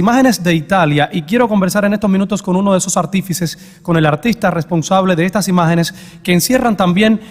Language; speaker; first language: Spanish; native; Spanish